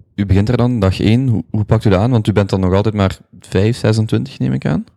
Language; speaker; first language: Dutch; native; Dutch